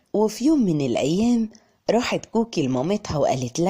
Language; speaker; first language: Arabic; native; Arabic